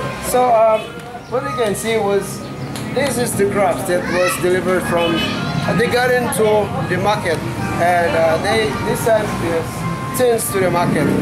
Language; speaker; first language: English; non-native, learner; Indonesian